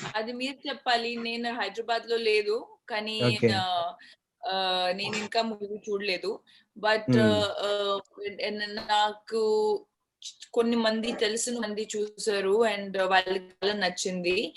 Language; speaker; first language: Telugu; non-native, learner; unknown